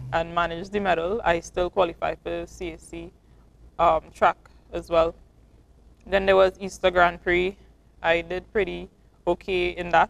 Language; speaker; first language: English; native; English